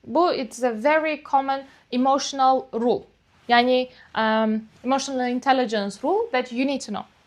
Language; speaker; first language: English; non-native, fluent; Uzbek